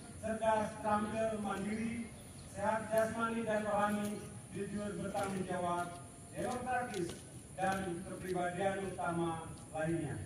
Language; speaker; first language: Indonesian; native; Indonesian